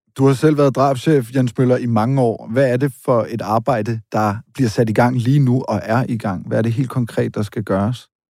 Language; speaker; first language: Danish; native; Danish